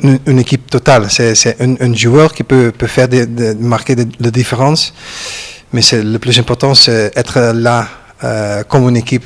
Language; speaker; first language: French; non-native, learner; Dutch